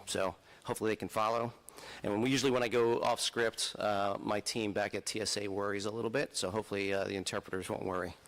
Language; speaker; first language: English; native; English